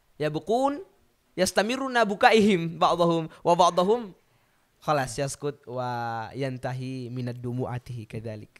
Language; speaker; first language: Arabic; non-native, learner; Indonesian